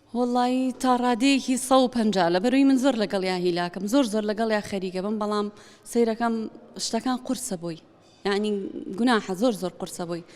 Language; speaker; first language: Central Kurdish; native; Central Kurdish